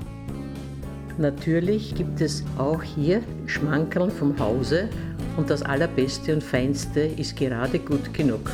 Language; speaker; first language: German; native; German